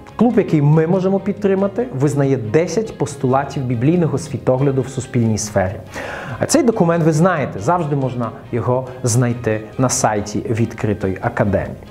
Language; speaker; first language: Ukrainian; non-native, fluent; Russian